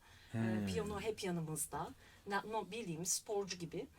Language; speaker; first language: Turkish; native; Turkish